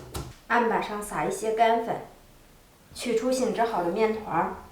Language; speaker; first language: Chinese; native; Chinese